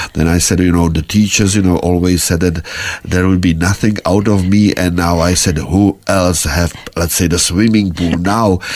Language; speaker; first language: English; non-native, fluent; Czech